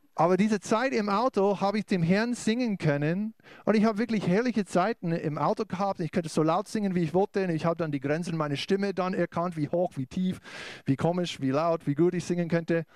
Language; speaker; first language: German; non-native, fluent; English